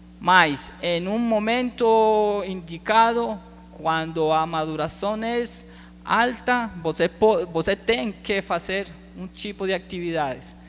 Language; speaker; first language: Portuguese; non-native, learner; Spanish